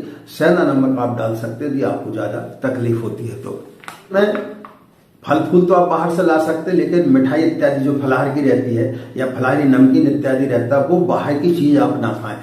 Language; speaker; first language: Hindi; native; Hindi